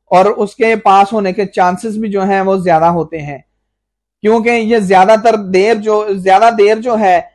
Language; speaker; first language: Urdu; non-native, local second language; Punjabi